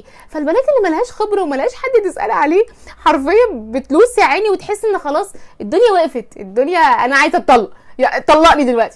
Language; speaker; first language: Arabic; native; Arabic